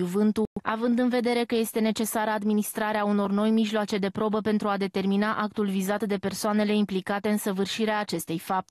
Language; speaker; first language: Romanian; native; Romanian